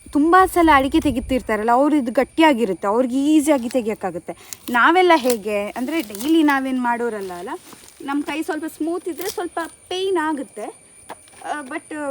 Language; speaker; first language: Kannada; non-native, local second language; Tulu